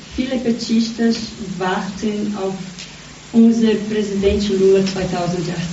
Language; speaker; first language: German; non-native, learner; Portuguese